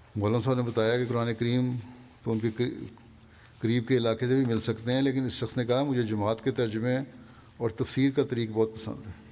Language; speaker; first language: Urdu; native; Urdu